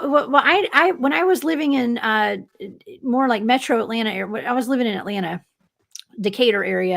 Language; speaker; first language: English; native; English